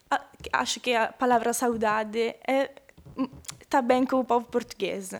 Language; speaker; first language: Portuguese; non-native, learner; Italian